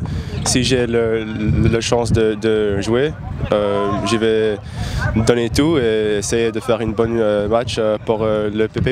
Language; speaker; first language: French; non-native, learner; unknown